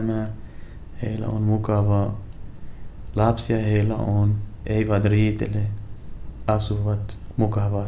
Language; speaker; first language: Finnish; non-native, learner; Arabic